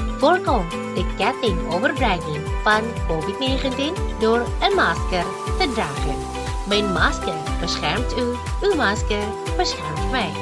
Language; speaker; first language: Dutch; non-native, fluent; Indonesian